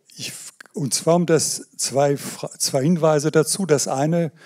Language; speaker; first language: German; non-native, fluent; French